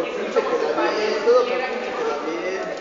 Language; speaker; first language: Spanish; native; Spanish